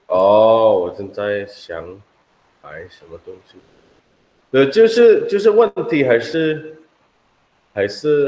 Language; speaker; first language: Chinese; non-native, learner; Indonesian